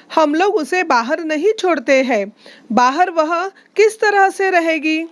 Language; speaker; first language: Hindi; non-native, local second language; Marathi